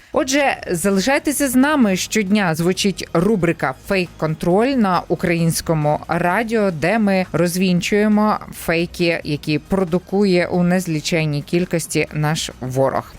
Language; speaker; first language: Ukrainian; native; Ukrainian